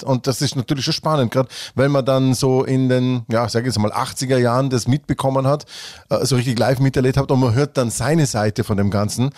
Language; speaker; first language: German; native; German